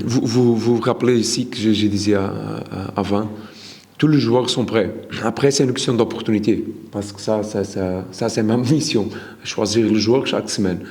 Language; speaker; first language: French; non-native, learner; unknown